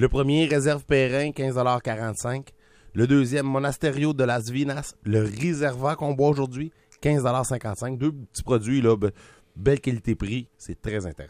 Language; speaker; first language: French; native; French